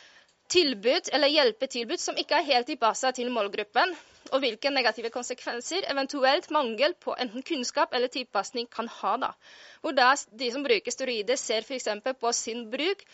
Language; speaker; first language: Norwegian; non-native, fluent; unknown